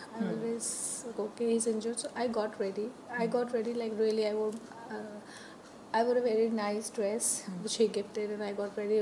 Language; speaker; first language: English; non-native, local second language; Hindi